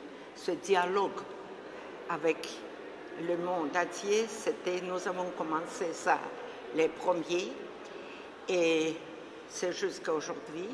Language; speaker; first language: French; non-native, fluent; Russian